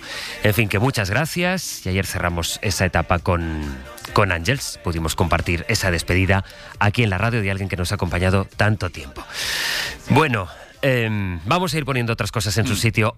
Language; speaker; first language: Spanish; native; Spanish